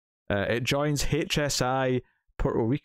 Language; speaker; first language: English; native; English